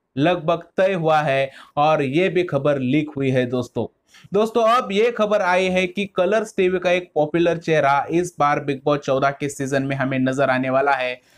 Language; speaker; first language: Hindi; non-native, local second language; Marathi